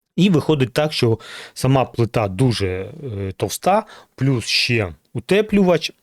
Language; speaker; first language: Ukrainian; non-native, local second language; Russian